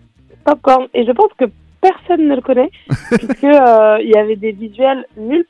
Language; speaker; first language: French; native; French